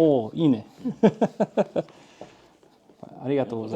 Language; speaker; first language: Japanese; non-native, learner; English